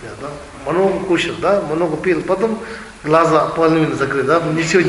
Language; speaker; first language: Russian; non-native, learner; Tibetan